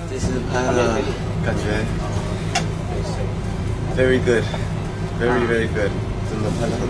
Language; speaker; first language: Chinese; early bilingual, heritage; Chinese